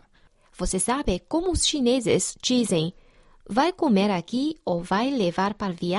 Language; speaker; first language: Portuguese; non-native, fluent; Chinese